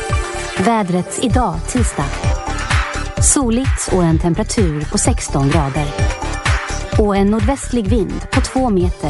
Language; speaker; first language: Swedish; native; Swedish